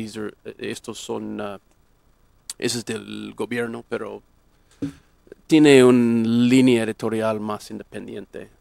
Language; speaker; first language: Spanish; non-native, fluent; English